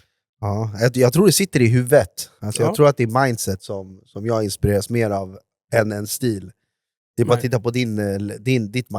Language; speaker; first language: Swedish; native; Swedish